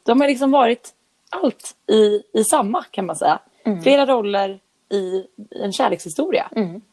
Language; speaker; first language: Swedish; native; Swedish